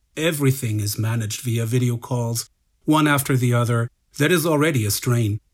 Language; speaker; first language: English; non-native, fluent; German